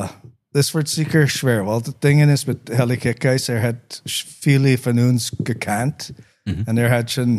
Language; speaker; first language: German; non-native, learner; English